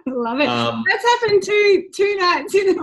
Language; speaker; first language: English; native; English